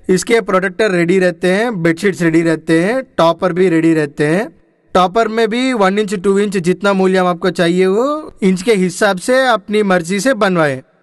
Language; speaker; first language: Hindi; non-native, local second language; Telugu